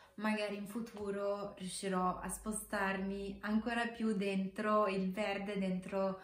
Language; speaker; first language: Italian; non-native, fluent; Romanian